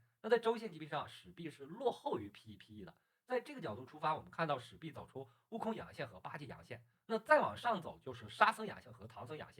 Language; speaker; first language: Chinese; native; Chinese